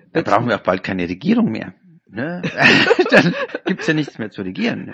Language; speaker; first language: German; native; German